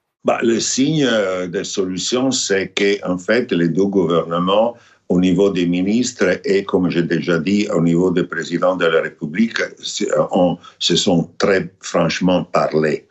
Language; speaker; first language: French; non-native, fluent; Italian